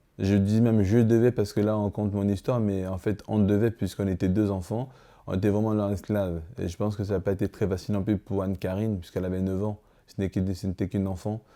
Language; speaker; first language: French; early bilingual, other home language; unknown